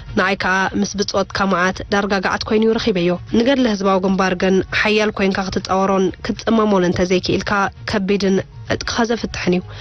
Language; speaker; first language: Tigrinya; native; Tigrinya